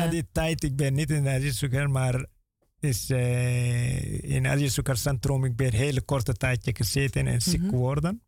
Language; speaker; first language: Dutch; non-native, learner; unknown